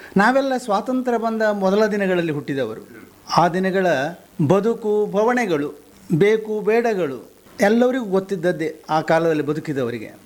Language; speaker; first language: Kannada; native; Kannada